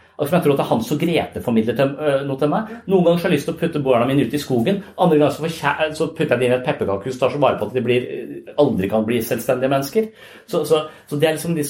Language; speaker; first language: Norwegian; native; Norwegian